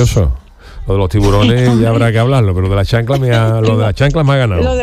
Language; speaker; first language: Spanish; native; Spanish